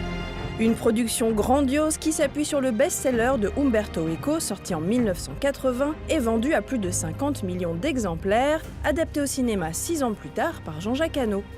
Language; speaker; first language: French; native; French